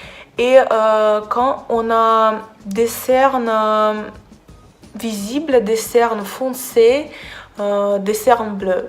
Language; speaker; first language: French; non-native, fluent; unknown